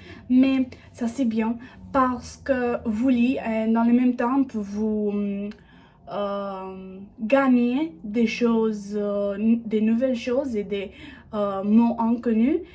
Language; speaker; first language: French; non-native, learner; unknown